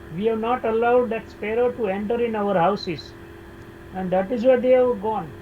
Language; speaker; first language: English; non-native, local second language; Gujarati